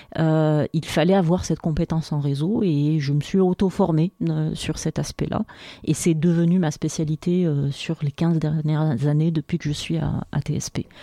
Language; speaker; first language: French; non-native, local second language; Arabic